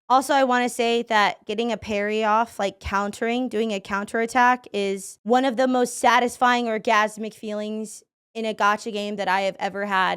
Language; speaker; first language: English; native; English